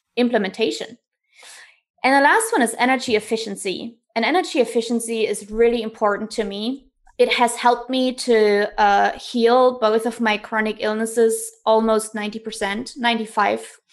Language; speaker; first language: English; non-native, fluent; German